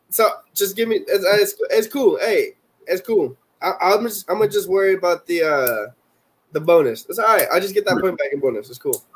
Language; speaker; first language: English; non-native, fluent; Spanish